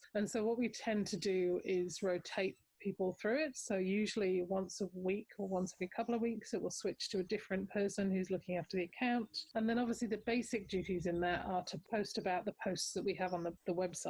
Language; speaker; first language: English; native; English